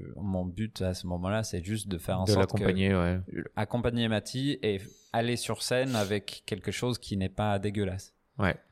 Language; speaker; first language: French; non-native, fluent; English